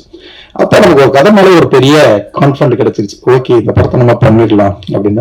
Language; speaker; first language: Tamil; native; Tamil